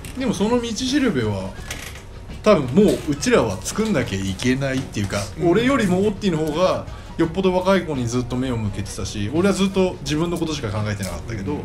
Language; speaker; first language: Japanese; native; Japanese